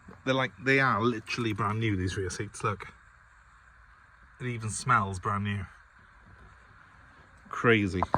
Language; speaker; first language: English; native; English